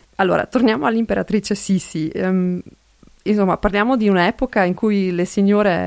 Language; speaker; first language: Italian; non-native, local second language; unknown